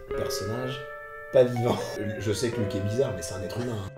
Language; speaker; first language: French; native; French